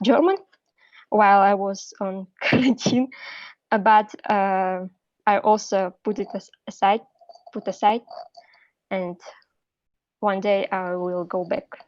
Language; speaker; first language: English; non-native, learner; Russian